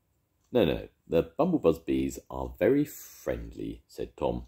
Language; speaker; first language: English; native; English